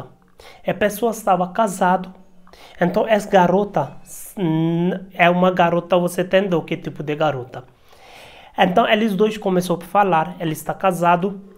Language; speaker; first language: Portuguese; non-native, learner; Hindi